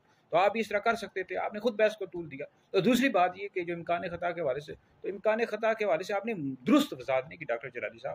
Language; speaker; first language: Urdu; native; Urdu